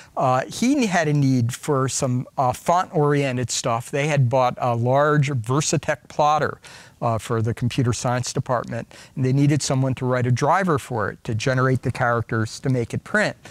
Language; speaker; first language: English; native; English